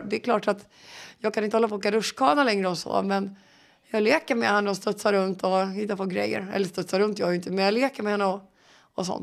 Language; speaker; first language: Swedish; native; Swedish